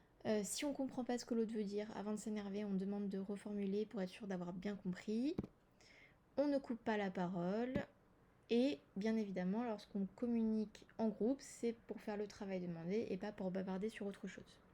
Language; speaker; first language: French; native; French